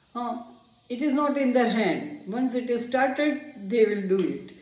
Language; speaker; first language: English; non-native, local second language; Gujarati